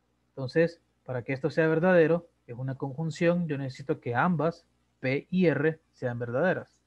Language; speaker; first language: Spanish; native; Spanish